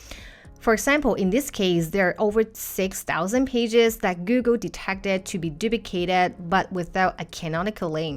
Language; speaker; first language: English; non-native, fluent; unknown